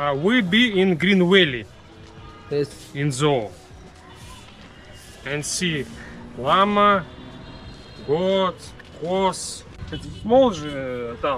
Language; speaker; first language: English; non-native, learner; Russian